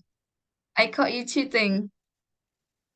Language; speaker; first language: English; non-native, fluent; Indonesian